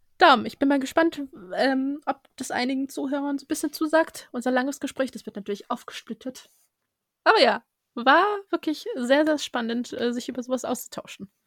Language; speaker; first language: German; early bilingual, other home language; Russian